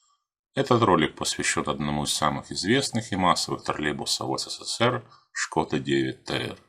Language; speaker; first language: Russian; native; Russian